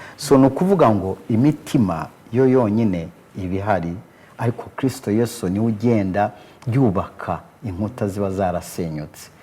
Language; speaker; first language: Kinyarwanda; early bilingual, heritage; Kinyarwanda